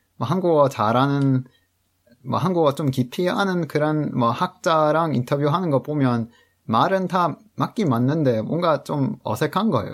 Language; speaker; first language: Korean; non-native, fluent; English